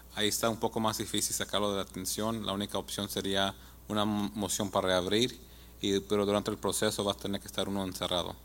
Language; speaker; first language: Spanish; early bilingual, heritage; Spanish